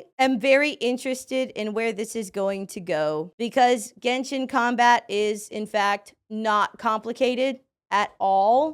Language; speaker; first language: English; native; English